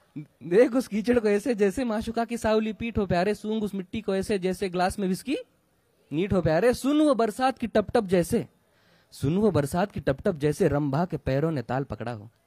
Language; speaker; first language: Hindi; non-native, local second language; Marathi